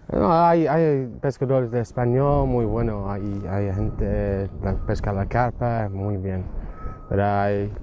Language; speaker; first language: Spanish; non-native, learner; English